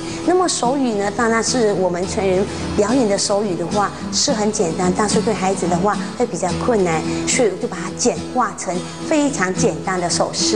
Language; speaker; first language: Chinese; native; Chinese